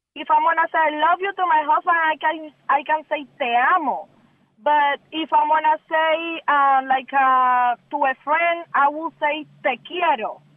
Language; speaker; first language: English; non-native, learner; Spanish